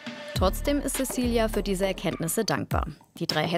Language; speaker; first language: German; native; German